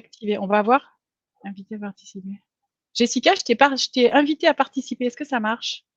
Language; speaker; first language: French; native; French